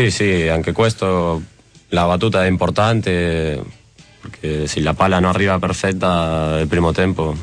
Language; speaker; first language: Italian; non-native, fluent; Spanish